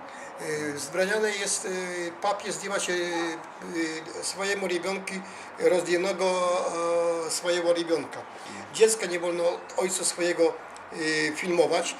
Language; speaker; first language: Polish; non-native, learner; Russian